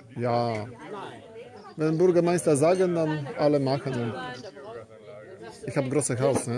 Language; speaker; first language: German; non-native, learner; Polish